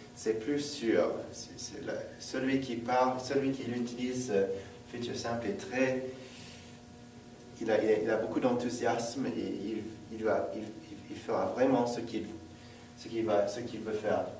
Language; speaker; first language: French; non-native, fluent; English